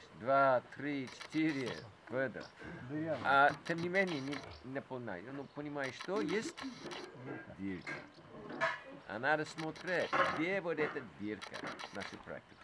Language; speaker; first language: Russian; non-native, fluent; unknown